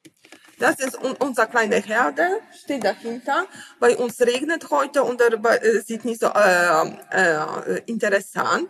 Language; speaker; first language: German; non-native, learner; Polish